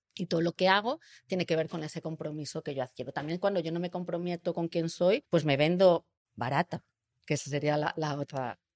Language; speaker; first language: Spanish; native; Spanish